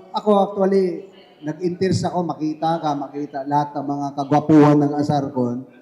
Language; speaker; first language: Filipino; non-native, local second language; Cebuano